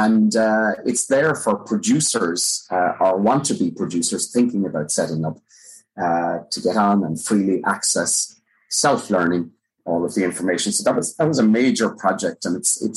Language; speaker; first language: English; native; English